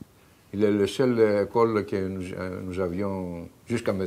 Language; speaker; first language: French; non-native, fluent; Greek